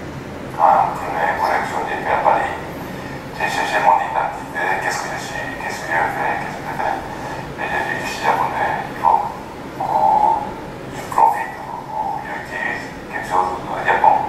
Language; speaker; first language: French; non-native, fluent; Japanese